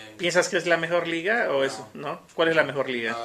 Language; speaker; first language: Spanish; non-native, fluent; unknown